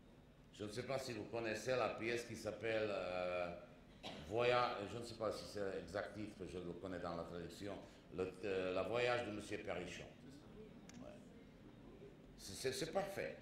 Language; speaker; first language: French; non-native, fluent; Czech